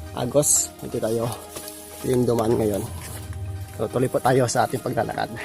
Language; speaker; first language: Filipino; non-native, local second language; Bikol